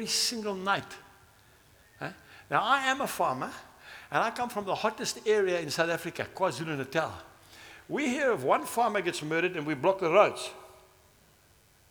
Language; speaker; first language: English; native; English